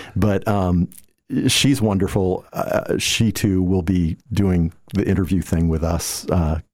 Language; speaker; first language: English; native; English